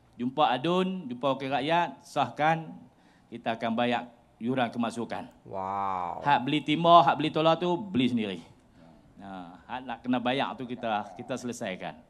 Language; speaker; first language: Malay; native; Malay